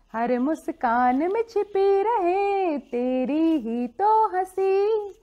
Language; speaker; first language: Hindi; native; Hindi